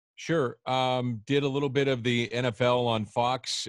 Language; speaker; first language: English; native; English